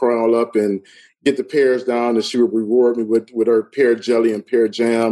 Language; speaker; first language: English; native; English